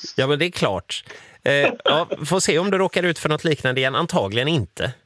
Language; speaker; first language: Swedish; native; Swedish